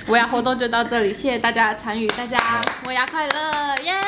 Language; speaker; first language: Chinese; native; Chinese